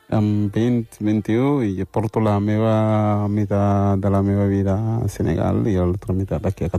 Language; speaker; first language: Catalan; early bilingual, other home language; Wolof